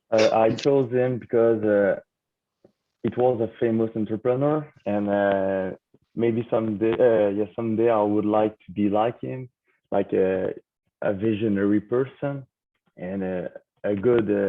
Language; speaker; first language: English; non-native, learner; French